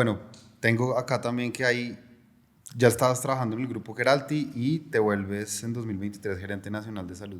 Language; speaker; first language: Spanish; native; Spanish